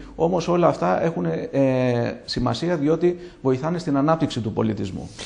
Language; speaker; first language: Greek; native; Greek